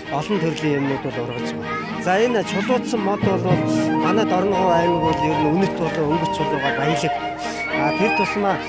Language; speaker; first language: Mongolian; native; Mongolian